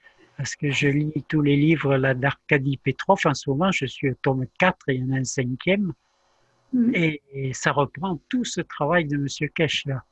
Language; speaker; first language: French; native; French